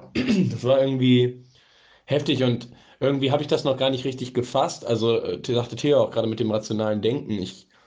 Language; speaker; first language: German; native; German